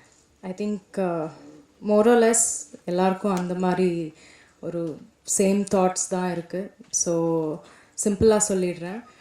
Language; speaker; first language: Tamil; non-native, local second language; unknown